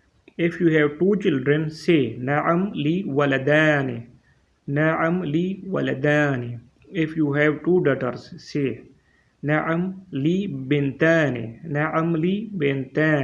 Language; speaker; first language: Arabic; non-native, fluent; Urdu